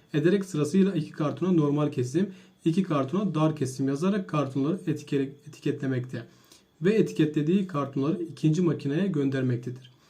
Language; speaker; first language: Turkish; native; Turkish